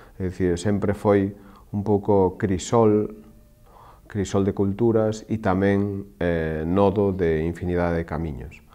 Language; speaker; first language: Galician; native; Galician